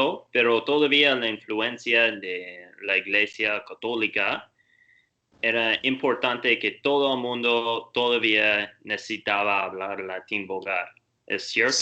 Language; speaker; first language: Spanish; non-native, learner; English